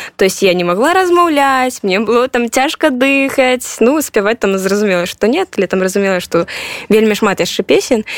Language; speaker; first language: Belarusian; non-native, local second language; Russian